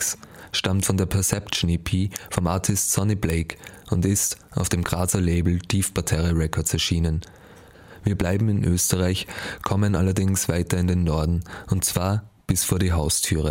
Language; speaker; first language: German; native; German